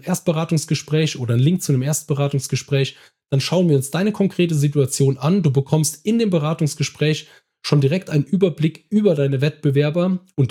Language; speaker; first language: German; native; German